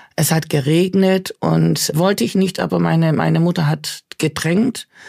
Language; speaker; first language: German; early bilingual, other home language; Turkish